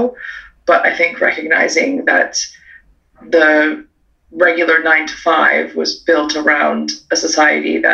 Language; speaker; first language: English; native; English